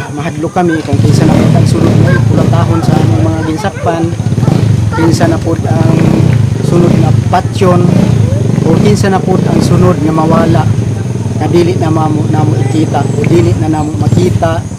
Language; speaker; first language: Cebuano; non-native, local second language; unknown